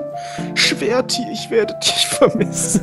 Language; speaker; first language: German; native; German